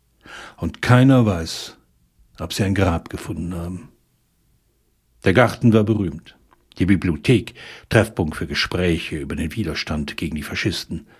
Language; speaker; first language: German; native; German